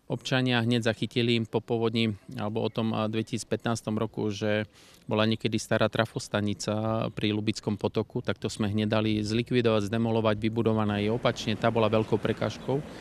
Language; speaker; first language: Slovak; native; Slovak